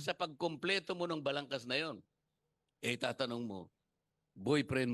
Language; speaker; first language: Filipino; native; Filipino